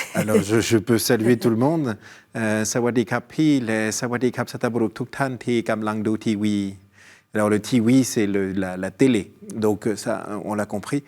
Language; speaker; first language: French; native; French